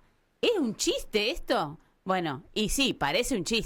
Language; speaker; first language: Spanish; native; Spanish